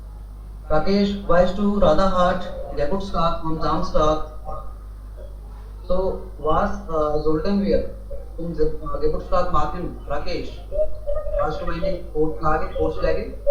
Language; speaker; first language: German; non-native, learner; Hindi